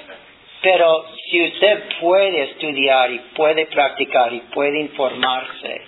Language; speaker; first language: Spanish; non-native, fluent; English